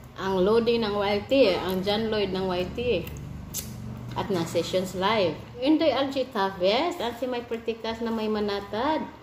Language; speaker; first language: Filipino; non-native, local second language; Cebuano